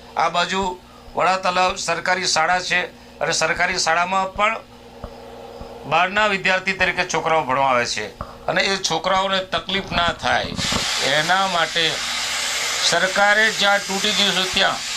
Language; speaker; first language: Gujarati; native; Gujarati